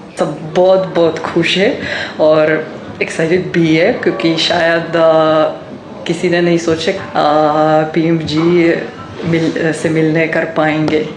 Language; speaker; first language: Hindi; non-native, learner; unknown